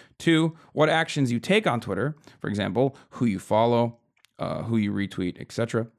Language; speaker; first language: English; native; English